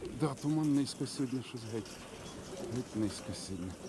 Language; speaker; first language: Ukrainian; non-native, local second language; Russian